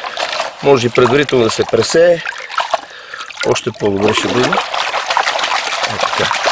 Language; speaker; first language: Bulgarian; native; Bulgarian